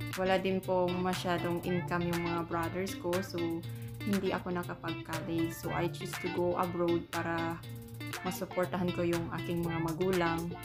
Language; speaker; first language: Filipino; non-native, local second language; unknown